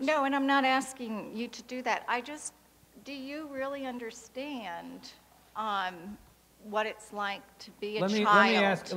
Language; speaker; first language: English; native; English